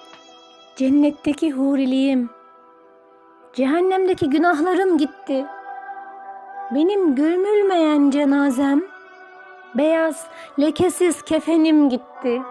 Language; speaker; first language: Turkish; native; Turkish